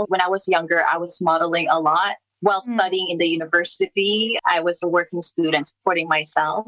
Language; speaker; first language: English; non-native, local second language; Filipino